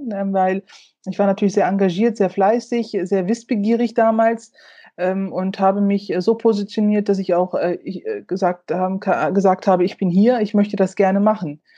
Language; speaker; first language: German; early bilingual, other home language; Turkish